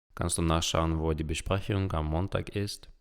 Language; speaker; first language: German; non-native, fluent; Ukrainian